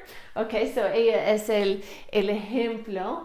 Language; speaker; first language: Spanish; non-native, fluent; English